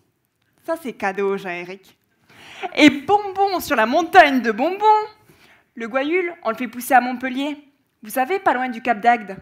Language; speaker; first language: French; native; French